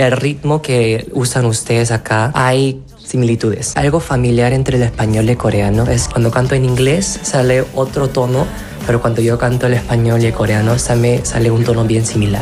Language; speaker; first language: Spanish; non-native, fluent; Korean